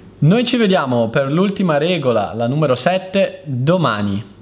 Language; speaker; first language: Italian; native; Italian